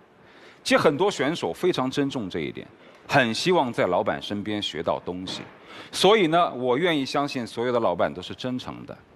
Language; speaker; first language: Chinese; native; Chinese